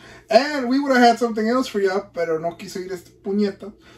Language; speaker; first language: English; early bilingual, other home language; Spanish